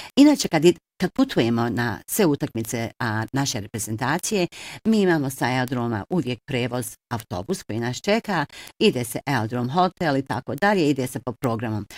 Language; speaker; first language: Bosnian; early bilingual, heritage; Bosnian